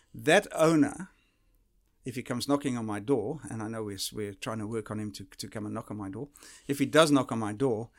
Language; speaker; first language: English; early bilingual, other home language; Dutch